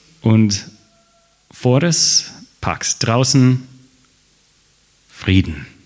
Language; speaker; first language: German; non-native, fluent; English